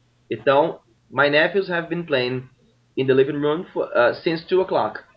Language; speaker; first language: English; non-native, fluent; Portuguese